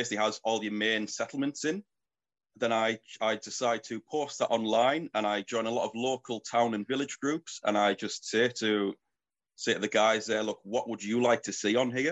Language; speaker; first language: English; native; English